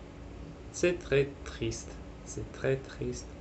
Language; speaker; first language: French; non-native, learner; Russian